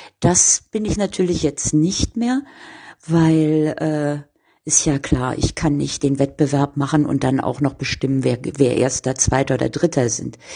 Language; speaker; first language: German; native; German